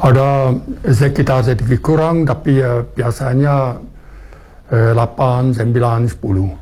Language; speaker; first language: Indonesian; non-native, fluent; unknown